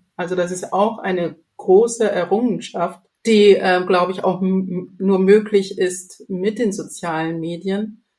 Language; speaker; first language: German; non-native, fluent; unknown